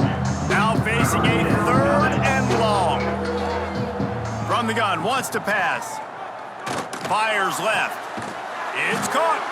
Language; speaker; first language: English; native; English